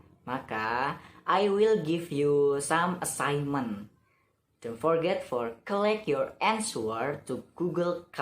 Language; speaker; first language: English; non-native, learner; Indonesian